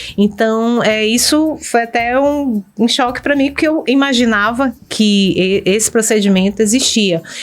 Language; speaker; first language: Portuguese; native; Portuguese